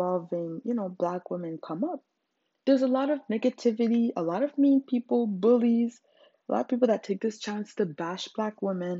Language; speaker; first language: English; non-native, local second language; Shona